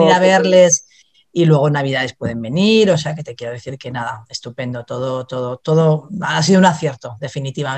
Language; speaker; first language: Spanish; native; Spanish